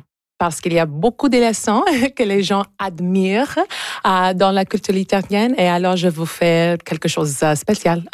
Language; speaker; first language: French; non-native, local second language; English